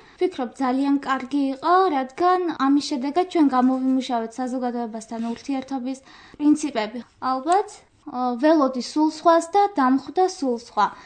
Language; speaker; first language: Georgian; non-native, local second language; Armenian